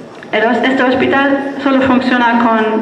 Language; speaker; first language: Spanish; non-native, fluent; German